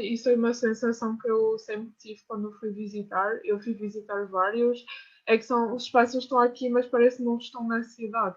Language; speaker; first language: Portuguese; non-native, fluent; French